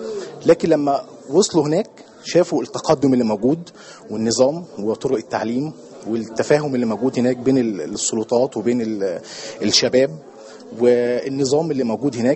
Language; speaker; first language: Arabic; native; Arabic